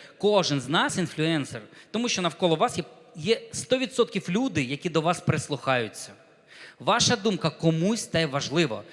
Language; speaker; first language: Ukrainian; non-native, local second language; Russian